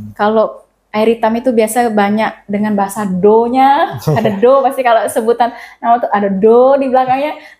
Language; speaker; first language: Indonesian; native; Indonesian